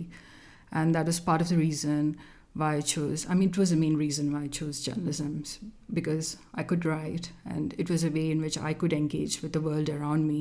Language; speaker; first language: English; non-native, local second language; Malayalam